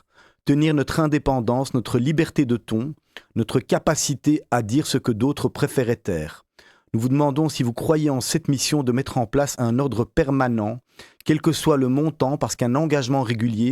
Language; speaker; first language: French; native; French